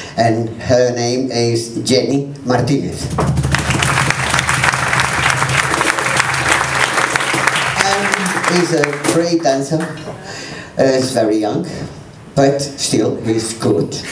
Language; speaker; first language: English; non-native, learner; Spanish